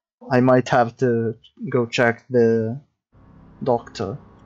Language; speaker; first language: English; non-native, fluent; Italian